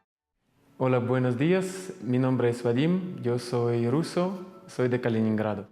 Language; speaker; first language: Spanish; non-native, fluent; Russian